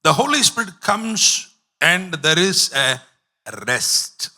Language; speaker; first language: English; non-native, local second language; Tamil